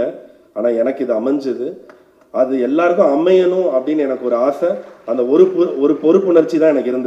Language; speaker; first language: Tamil; native; Tamil